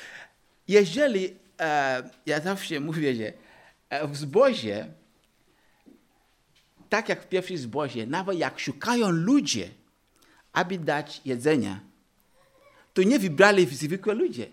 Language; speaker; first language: Polish; non-native, learner; Ukrainian